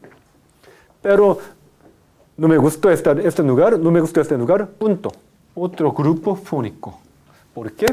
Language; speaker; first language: Spanish; non-native, fluent; Korean